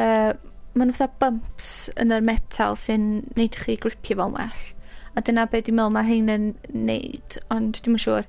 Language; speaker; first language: Welsh; native; Welsh